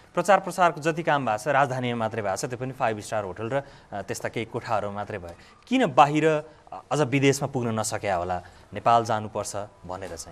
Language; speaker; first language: Nepali; native; Nepali